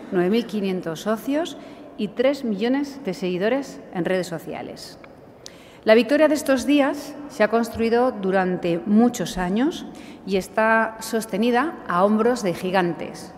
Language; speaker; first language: Spanish; native; Spanish